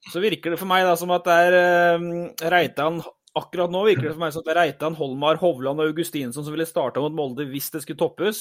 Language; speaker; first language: Norwegian; native; Norwegian